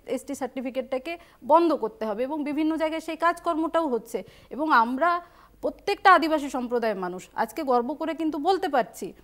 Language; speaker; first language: Bangla; non-native, local second language; Santali